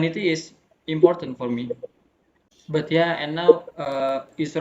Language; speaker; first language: English; non-native, learner; Indonesian